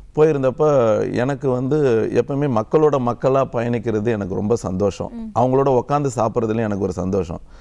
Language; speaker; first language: Tamil; native; Tamil